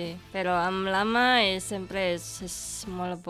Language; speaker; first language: Catalan; non-native, learner; Indonesian